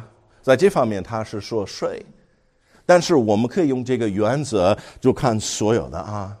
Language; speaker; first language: Chinese; non-native, fluent; English